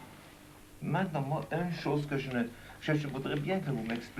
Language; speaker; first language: French; non-native, fluent; German